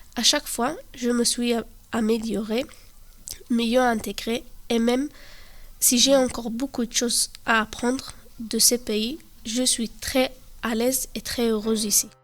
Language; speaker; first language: French; non-native, learner; Arabic